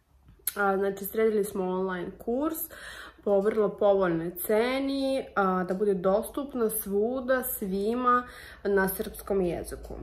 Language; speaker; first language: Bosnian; non-native, learner; Russian